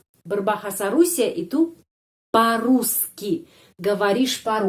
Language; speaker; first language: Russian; non-native, fluent; Indonesian